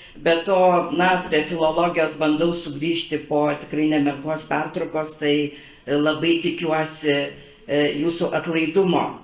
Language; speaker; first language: Lithuanian; native; Lithuanian